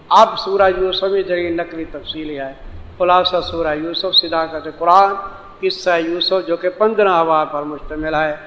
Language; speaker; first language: Urdu; non-native, local second language; Saraiki